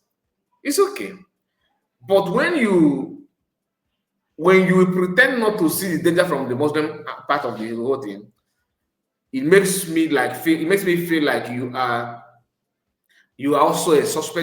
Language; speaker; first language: English; non-native, local second language; Igbo